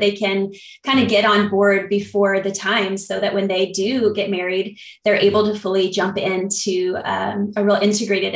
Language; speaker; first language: English; native; English